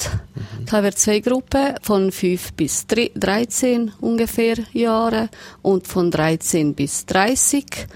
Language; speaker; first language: German; non-native, learner; Serbian